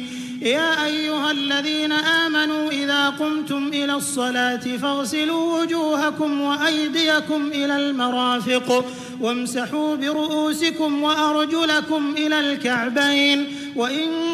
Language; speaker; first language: Arabic; native; Arabic